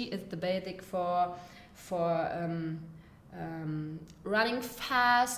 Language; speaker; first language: English; non-native, learner; German